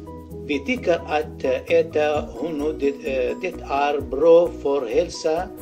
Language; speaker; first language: Swedish; non-native, learner; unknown